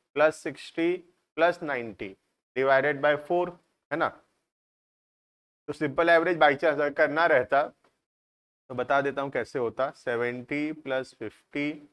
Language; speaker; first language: Hindi; native; Hindi